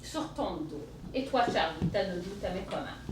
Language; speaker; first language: French; native; French